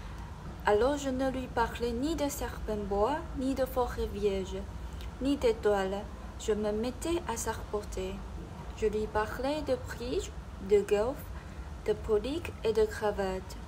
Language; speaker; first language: French; non-native, learner; Chinese